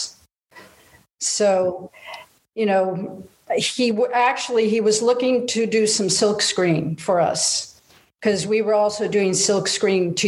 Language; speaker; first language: English; native; English